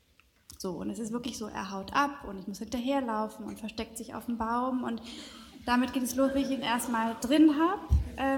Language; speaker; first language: German; native; German